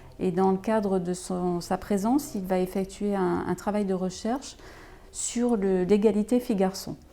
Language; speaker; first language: French; native; French